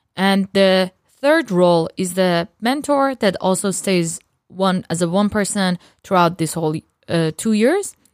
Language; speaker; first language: English; non-native, fluent; Persian